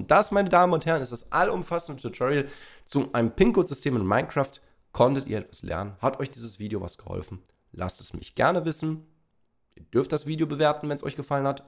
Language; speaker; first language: German; native; German